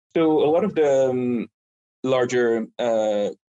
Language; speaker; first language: English; non-native, fluent; French